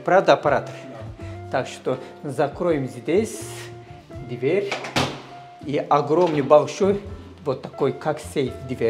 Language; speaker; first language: Russian; non-native, learner; Turkish